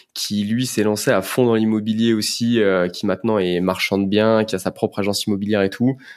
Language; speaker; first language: French; native; French